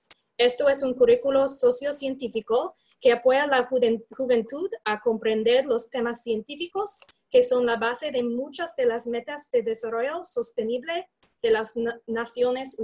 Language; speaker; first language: Spanish; non-native, fluent; English